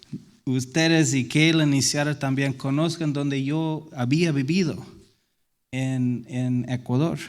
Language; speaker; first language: Spanish; non-native, fluent; English